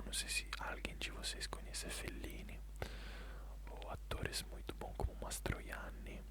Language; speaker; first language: Portuguese; non-native, fluent; Italian